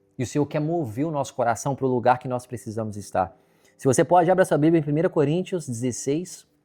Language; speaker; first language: Portuguese; native; Portuguese